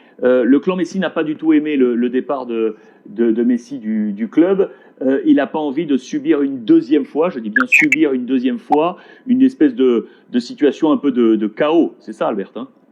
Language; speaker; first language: French; native; French